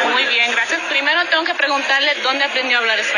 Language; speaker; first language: Spanish; native; Spanish